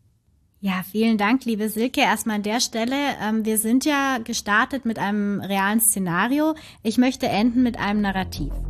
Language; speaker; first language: German; native; German